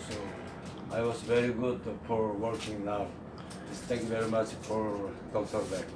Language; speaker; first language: English; non-native, learner; Korean